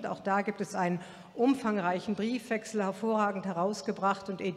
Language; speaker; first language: German; native; German